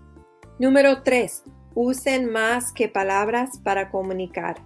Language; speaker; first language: Spanish; non-native, fluent; English